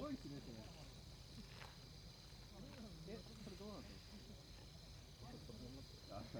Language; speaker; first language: Japanese; native; Japanese